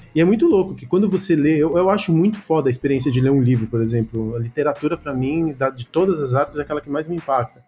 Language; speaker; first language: Portuguese; early bilingual, other home language; Spanish